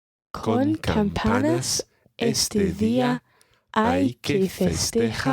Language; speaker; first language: Spanish; non-native, learner; English